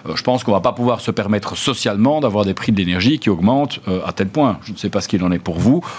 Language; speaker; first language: French; native; French